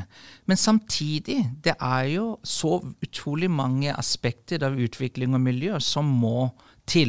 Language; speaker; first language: Norwegian; non-native, fluent; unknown